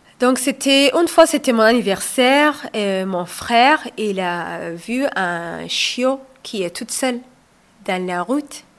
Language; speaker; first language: French; non-native, learner; Somali